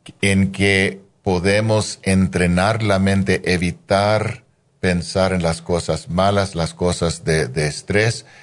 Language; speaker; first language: Spanish; non-native, fluent; English